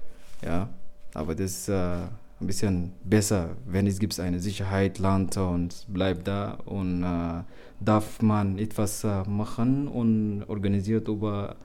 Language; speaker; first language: German; non-native, learner; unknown